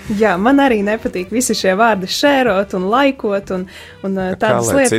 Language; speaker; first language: Latvian; native; Latvian